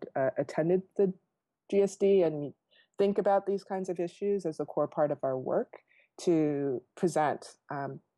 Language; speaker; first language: English; native; English